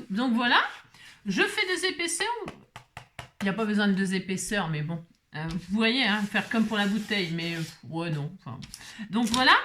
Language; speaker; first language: French; native; French